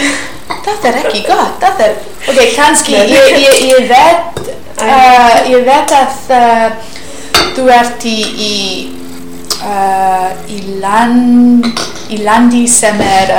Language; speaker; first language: Icelandic; non-native, learner; English